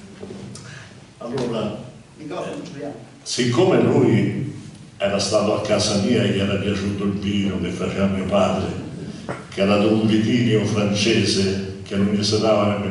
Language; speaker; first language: Italian; native; Italian